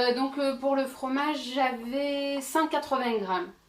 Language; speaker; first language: French; non-native, local second language; Arabic